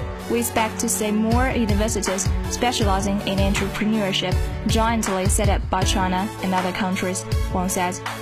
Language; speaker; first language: English; non-native, fluent; Chinese